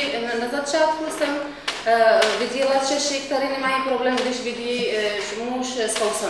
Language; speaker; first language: Czech; non-native, fluent; Arabic